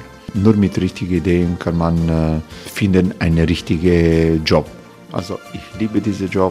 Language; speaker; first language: German; non-native, fluent; Croatian